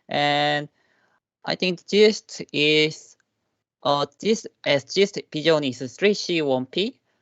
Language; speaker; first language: English; non-native, learner; Korean